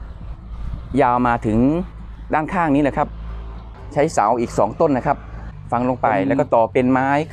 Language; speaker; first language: Thai; native; Thai